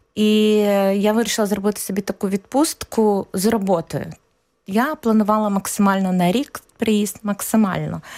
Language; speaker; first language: Ukrainian; native; Ukrainian